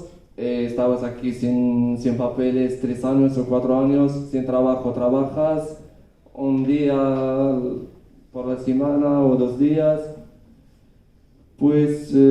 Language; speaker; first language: Spanish; non-native, learner; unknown